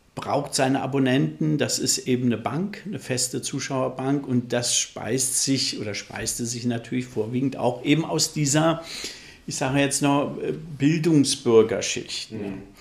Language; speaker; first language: German; native; German